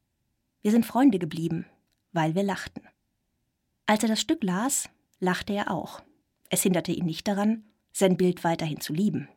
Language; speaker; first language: German; native; German